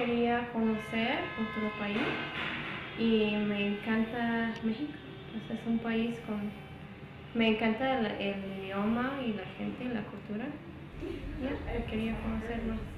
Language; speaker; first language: Spanish; non-native, fluent; English